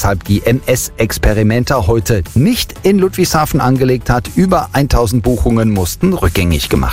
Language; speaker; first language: German; native; German